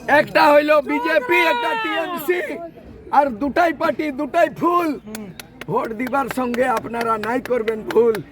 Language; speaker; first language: Bangla; non-native, local second language; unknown